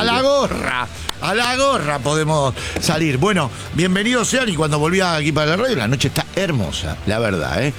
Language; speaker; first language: Spanish; native; Spanish